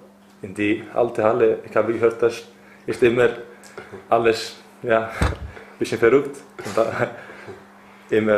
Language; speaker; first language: German; non-native, learner; Icelandic